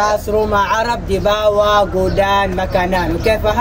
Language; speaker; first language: Indonesian; non-native, learner; Arabic